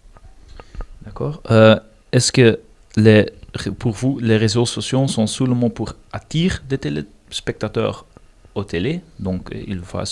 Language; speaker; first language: French; non-native, learner; Dutch